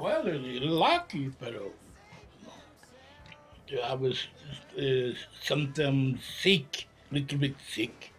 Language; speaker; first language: English; non-native, learner; Portuguese